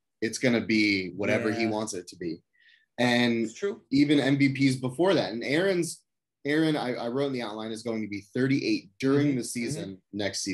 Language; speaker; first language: English; native; English